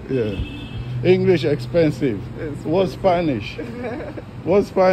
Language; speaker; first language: English; non-native, learner; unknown